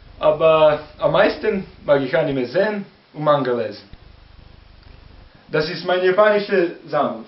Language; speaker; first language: German; non-native, learner; Serbian